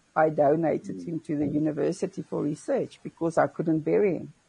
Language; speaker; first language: English; non-native, local second language; Afrikaans